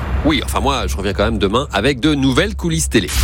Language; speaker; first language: French; native; French